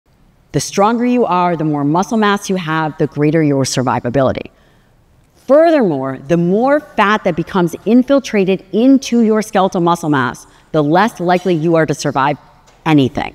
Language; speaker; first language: English; native; English